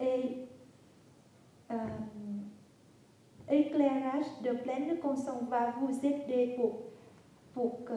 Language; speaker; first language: French; non-native, fluent; Vietnamese